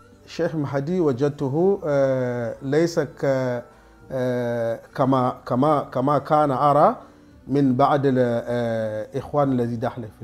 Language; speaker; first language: Arabic; non-native, fluent; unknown